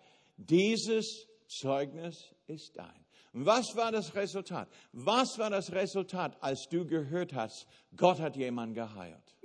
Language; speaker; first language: German; non-native, fluent; English